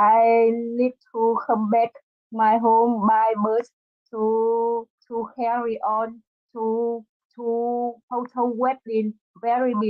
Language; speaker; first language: English; non-native, learner; Vietnamese